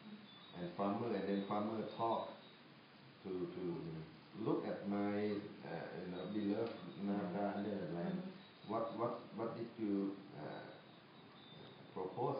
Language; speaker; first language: English; non-native, fluent; Thai